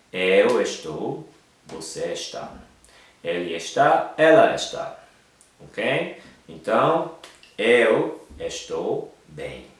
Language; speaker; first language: Portuguese; non-native, fluent; Japanese